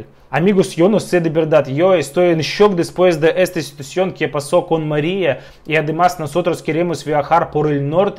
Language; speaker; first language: Spanish; non-native, fluent; Russian